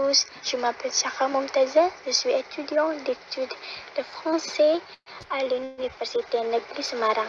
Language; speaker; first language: French; non-native, learner; Indonesian